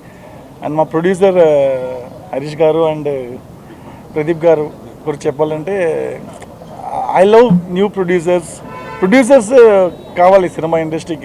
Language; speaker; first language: Telugu; non-native, fluent; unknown